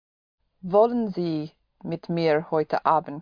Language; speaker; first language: German; non-native, learner; English